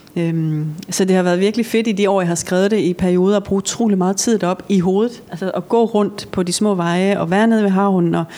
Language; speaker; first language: Danish; early bilingual, other home language; Norwegian